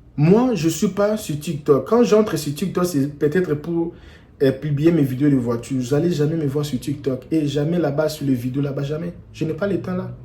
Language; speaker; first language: French; non-native, local second language; Lingala